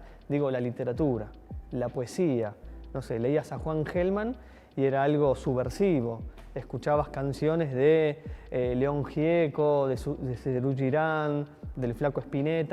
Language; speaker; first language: Spanish; native; Spanish